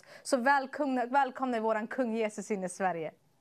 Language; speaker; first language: Swedish; early bilingual, other home language; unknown